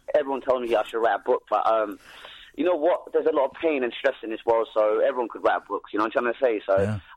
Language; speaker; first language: English; native; English